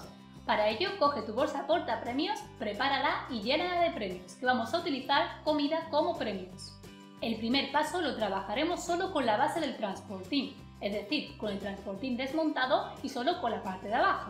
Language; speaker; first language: Spanish; native; Spanish